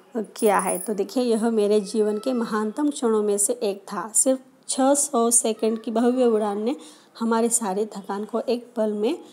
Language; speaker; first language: Hindi; non-native, local second language; Marathi